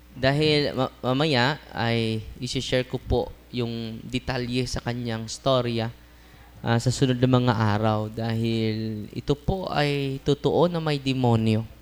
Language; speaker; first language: Filipino; non-native, local second language; Cebuano